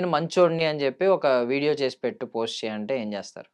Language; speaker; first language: Telugu; native; Telugu